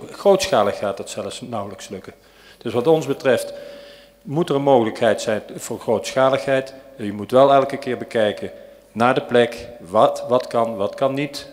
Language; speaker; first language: Dutch; native; Dutch